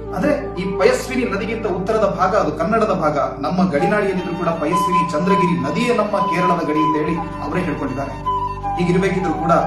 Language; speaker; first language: Kannada; native; Kannada